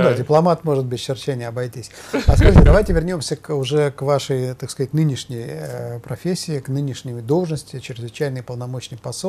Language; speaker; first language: Russian; native; Russian